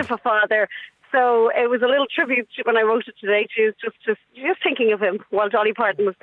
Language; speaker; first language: English; native; English